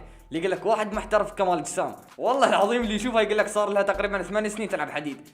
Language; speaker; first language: Arabic; native; Arabic